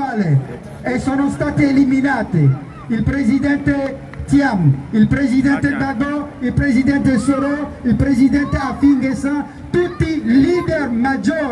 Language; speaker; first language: Italian; non-native, fluent; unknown